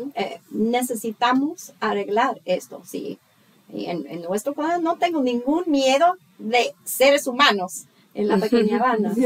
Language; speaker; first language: Spanish; non-native, fluent; English